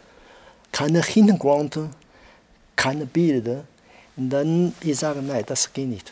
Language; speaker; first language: German; non-native, learner; Chinese